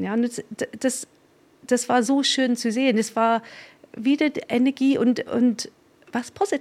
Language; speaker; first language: German; non-native, fluent; English